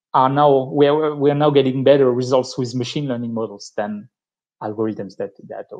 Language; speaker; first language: English; non-native, fluent; French